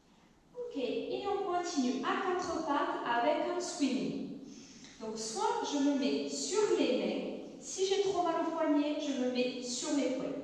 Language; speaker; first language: French; native; French